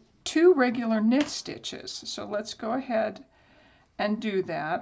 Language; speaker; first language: English; native; English